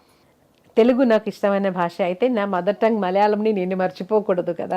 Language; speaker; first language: Telugu; non-native, local second language; Malayalam